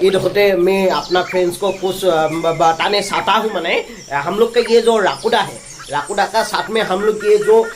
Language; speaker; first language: Hindi; non-native, local second language; Assamese